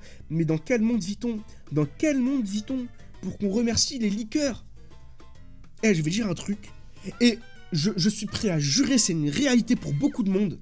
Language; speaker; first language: French; native; French